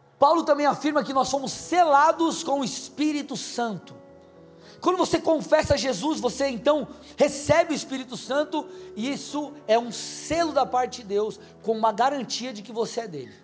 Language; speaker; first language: Portuguese; native; Portuguese